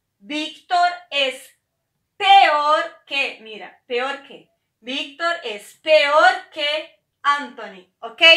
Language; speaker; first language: Spanish; non-native, fluent; Portuguese